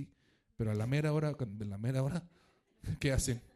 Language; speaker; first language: Spanish; native; Spanish